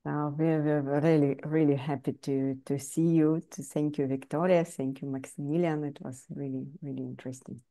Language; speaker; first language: English; non-native, fluent; Ukrainian